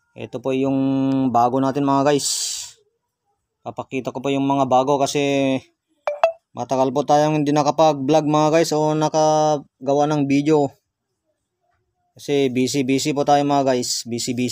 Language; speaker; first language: Filipino; non-native, local second language; Iloko